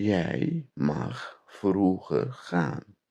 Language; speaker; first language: Dutch; non-native, learner; Turkish